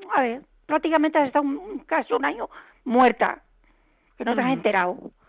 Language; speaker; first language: Spanish; native; Spanish